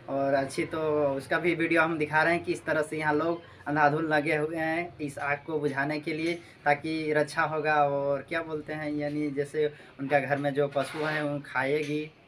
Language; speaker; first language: Hindi; native; Hindi